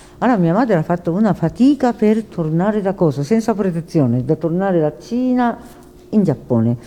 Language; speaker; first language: Italian; non-native, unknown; Japanese